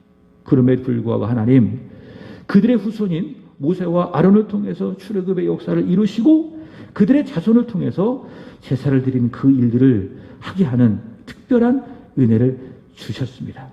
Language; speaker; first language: Korean; native; Korean